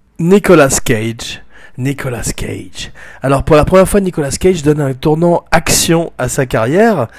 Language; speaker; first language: French; native; French